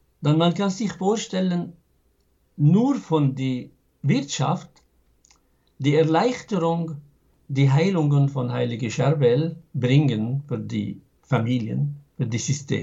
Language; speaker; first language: German; non-native, fluent; Arabic